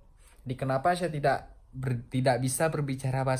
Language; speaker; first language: Indonesian; non-native, local second language; Achinese